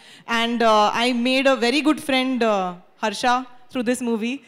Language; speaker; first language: Telugu; non-native, fluent; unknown